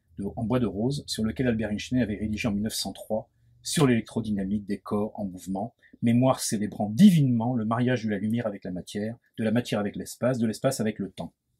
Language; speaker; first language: French; native; French